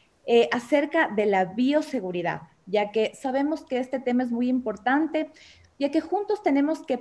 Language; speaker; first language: Spanish; native; Spanish